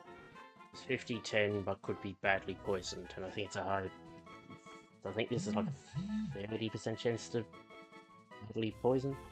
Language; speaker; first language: English; native; English